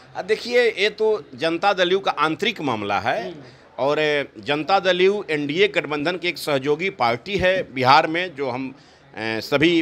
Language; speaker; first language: Hindi; native; Hindi